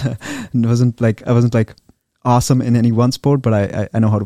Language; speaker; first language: English; non-native, local second language; Hindi